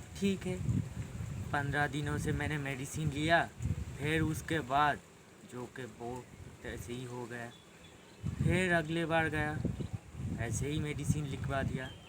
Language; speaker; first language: Hindi; non-native, local second language; Bangla